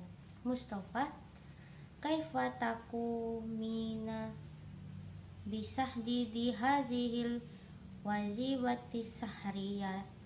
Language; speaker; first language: Arabic; non-native, learner; Indonesian